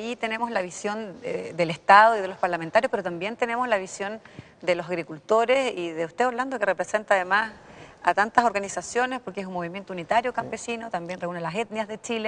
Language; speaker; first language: Spanish; native; Spanish